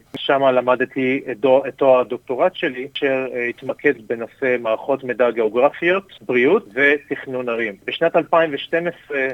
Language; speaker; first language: Hebrew; native; Hebrew